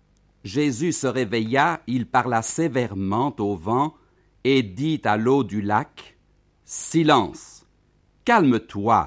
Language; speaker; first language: French; native; French